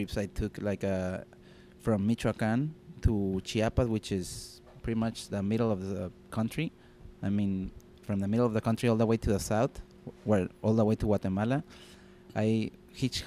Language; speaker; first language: English; non-native, fluent; Spanish